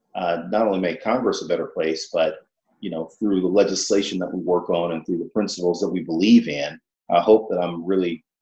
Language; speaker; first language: English; native; English